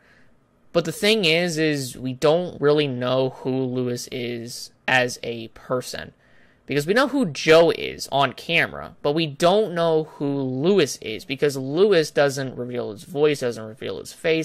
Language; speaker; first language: English; native; English